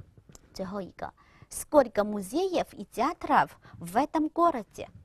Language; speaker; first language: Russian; non-native, fluent; Chinese